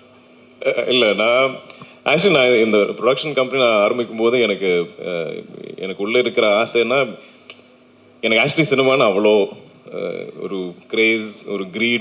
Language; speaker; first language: Tamil; non-native, local second language; Malayalam